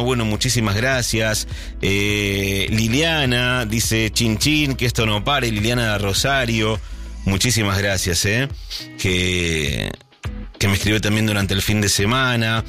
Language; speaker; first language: Spanish; native; Spanish